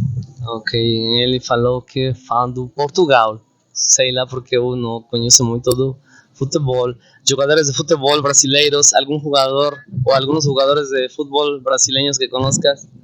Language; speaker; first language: Portuguese; non-native, fluent; Spanish